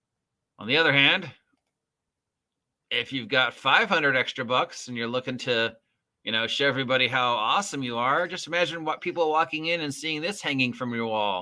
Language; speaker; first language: English; native; English